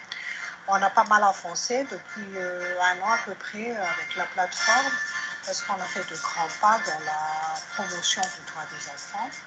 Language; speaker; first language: French; non-native, local second language; Malagasy